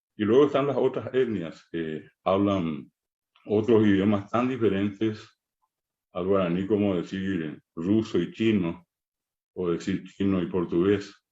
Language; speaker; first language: Spanish; non-native, local second language; Guarani